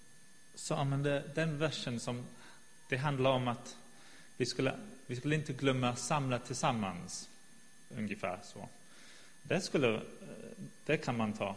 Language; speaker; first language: Swedish; non-native, fluent; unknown